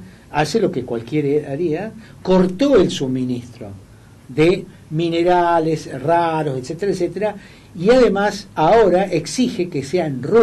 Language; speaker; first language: Spanish; native; Spanish